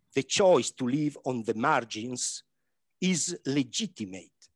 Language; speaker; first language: English; non-native, learner; Italian